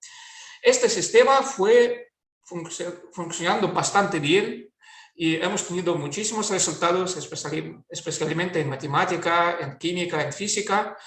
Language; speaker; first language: Spanish; non-native, fluent; Russian